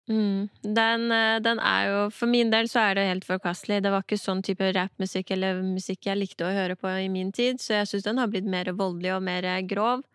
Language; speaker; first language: Norwegian; early bilingual, other home language; Persian